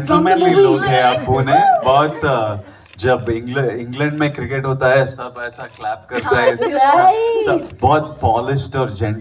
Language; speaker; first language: Hindi; non-native, local second language; Telugu